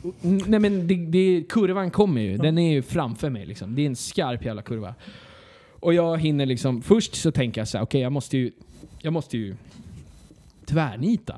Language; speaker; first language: Swedish; early bilingual, other home language; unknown